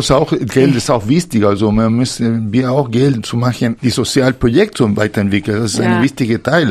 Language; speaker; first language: German; non-native, fluent; Spanish